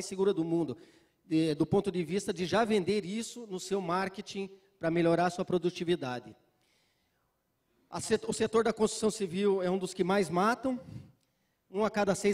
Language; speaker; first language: Portuguese; native; Portuguese